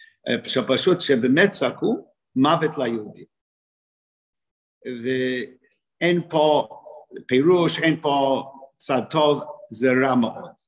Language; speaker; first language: Hebrew; non-native, fluent; English